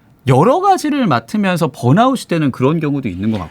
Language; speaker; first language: Korean; native; Korean